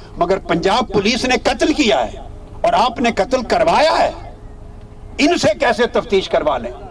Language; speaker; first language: Urdu; non-native, local second language; Punjabi